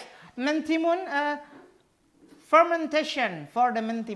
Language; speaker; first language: English; non-native, learner; Indonesian